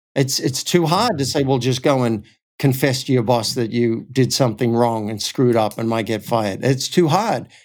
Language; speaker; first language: English; native; English